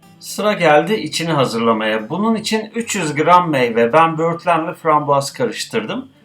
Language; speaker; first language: Turkish; native; Turkish